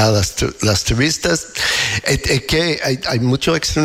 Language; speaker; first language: Spanish; non-native, learner; English